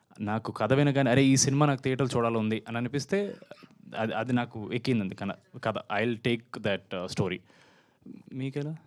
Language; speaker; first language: Telugu; native; Telugu